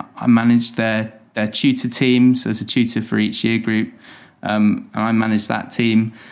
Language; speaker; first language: English; native; English